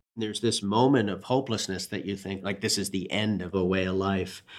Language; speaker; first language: English; native; English